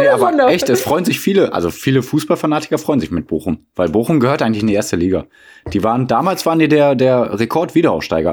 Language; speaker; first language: German; native; German